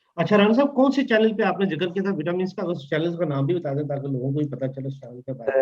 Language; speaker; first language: Urdu; native; Urdu